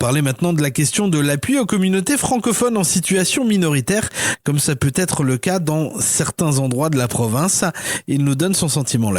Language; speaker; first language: French; native; French